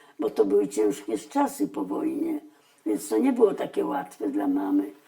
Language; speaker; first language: Polish; early bilingual, other home language; Russian